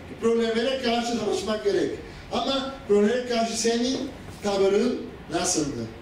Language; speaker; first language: Turkish; non-native, fluent; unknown